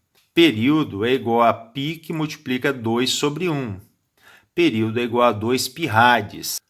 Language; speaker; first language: Portuguese; native; Portuguese